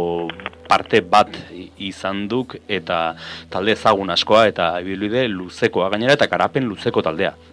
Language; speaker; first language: Basque; native; Basque